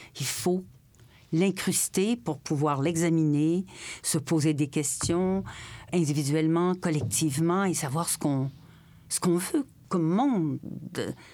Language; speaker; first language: French; native; French